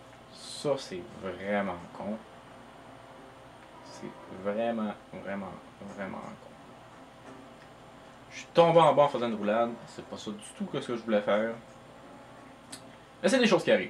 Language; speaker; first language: French; native; French